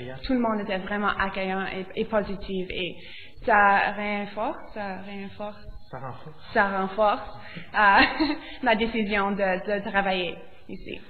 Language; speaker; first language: French; non-native, local second language; English